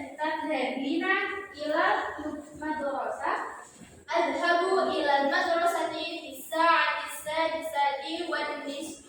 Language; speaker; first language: Arabic; non-native, learner; Indonesian